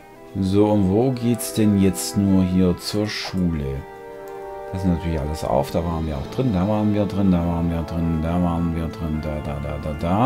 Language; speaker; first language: German; native; German